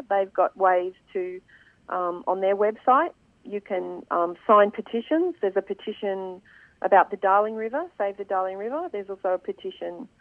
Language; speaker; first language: English; native; English